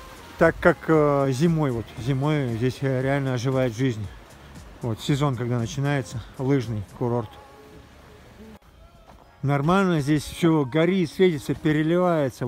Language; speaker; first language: Russian; native; Russian